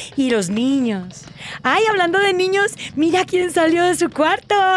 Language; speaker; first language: Spanish; native; Spanish